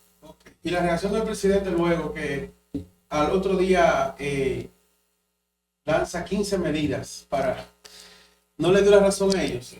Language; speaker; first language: Spanish; native; Spanish